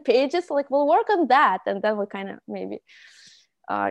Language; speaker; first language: English; non-native, fluent; Russian